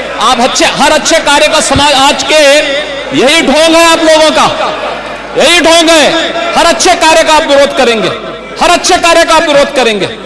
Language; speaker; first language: Hindi; native; Hindi